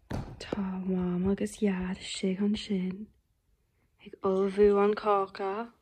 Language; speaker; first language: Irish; non-native, local second language; English